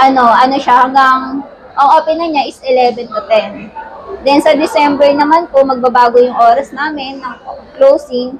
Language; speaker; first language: Filipino; native; Filipino